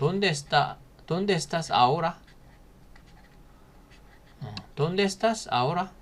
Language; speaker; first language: Spanish; non-native, fluent; Korean